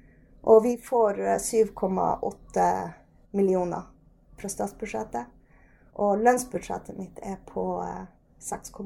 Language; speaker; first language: Norwegian; native; Norwegian